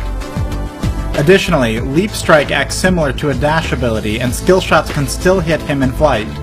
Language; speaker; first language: English; native; English